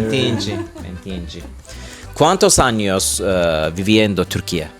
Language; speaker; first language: Spanish; non-native, learner; Turkish